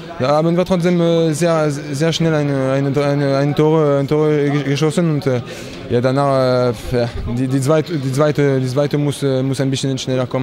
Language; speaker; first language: German; non-native, learner; French